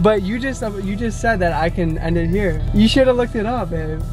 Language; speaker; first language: English; native; English